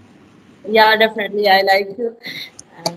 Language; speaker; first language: English; non-native, learner; Hindi